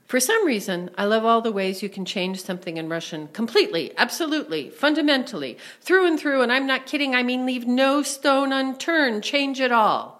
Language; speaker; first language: English; native; English